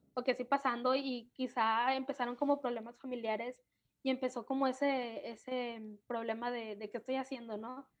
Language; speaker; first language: Spanish; native; Spanish